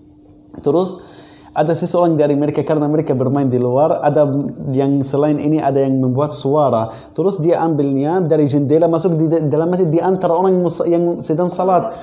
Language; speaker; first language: Indonesian; non-native, learner; Arabic